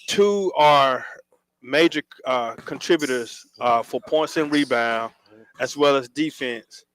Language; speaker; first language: English; native; English